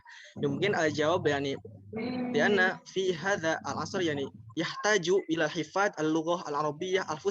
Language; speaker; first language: Arabic; non-native, learner; Indonesian